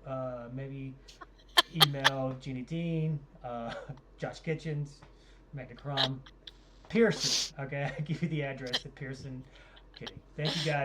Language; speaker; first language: English; native; English